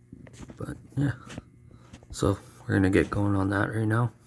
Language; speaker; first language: English; native; English